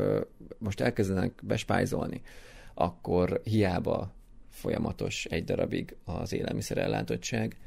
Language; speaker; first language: Hungarian; native; Hungarian